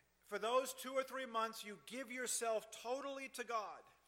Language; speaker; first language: English; native; English